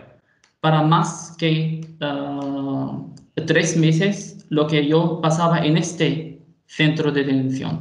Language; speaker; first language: Spanish; non-native, fluent; Arabic